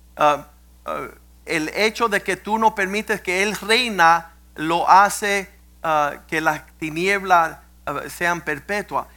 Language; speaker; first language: Spanish; early bilingual, heritage; Spanish